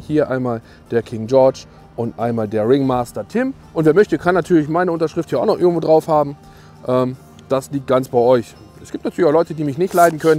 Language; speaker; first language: German; native; German